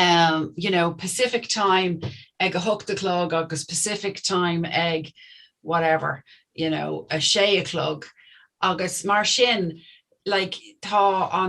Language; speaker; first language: Irish; non-native, local second language; English